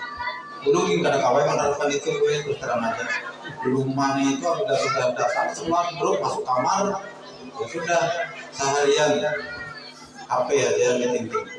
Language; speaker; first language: Indonesian; non-native, local second language; Banjar